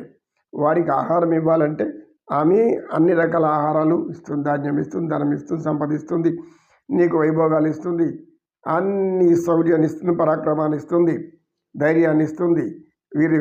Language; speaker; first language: Telugu; native; Telugu